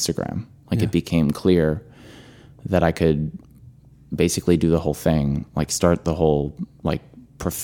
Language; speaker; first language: English; native; English